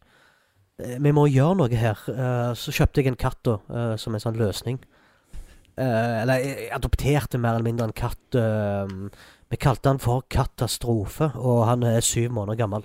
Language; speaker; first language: Norwegian; early bilingual, other home language; Arabic